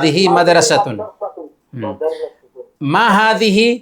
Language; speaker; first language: Arabic; non-native, fluent; Urdu